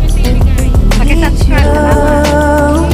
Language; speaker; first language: Filipino; non-native, local second language; Cebuano